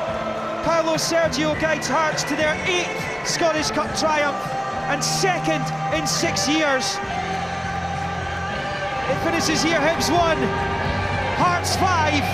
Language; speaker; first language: English; native; English